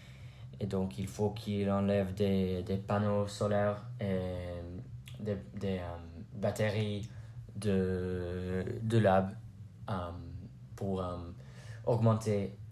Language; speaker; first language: French; non-native, learner; English